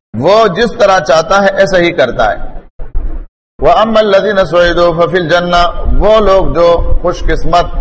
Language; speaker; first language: Urdu; non-native, local second language; Pashto